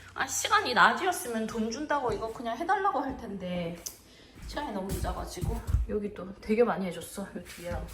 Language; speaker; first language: Korean; native; Korean